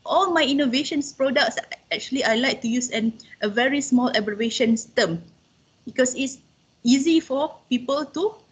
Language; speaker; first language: English; non-native, local second language; Malay